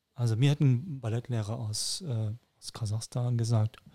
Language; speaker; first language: German; native; German